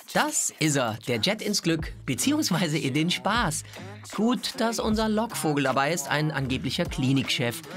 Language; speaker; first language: German; native; German